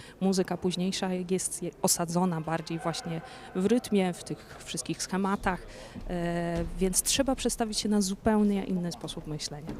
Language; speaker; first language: Polish; native; Polish